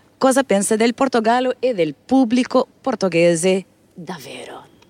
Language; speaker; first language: Italian; non-native, learner; Portuguese